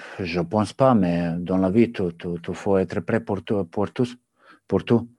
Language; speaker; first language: French; non-native, learner; Serbian